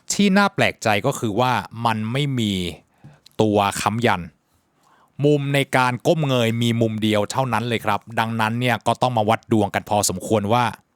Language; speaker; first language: Thai; native; Thai